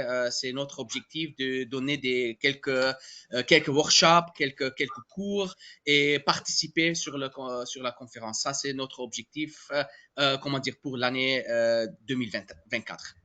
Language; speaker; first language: French; non-native, fluent; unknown